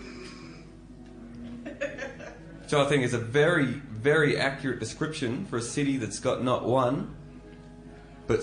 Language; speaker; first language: English; native; English